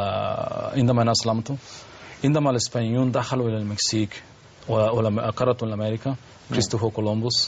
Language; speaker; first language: Arabic; non-native, learner; Spanish